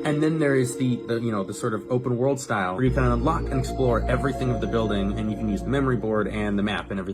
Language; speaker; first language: English; native; English